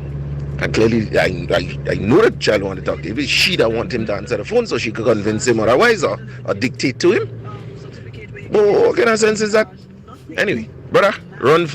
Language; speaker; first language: English; native; English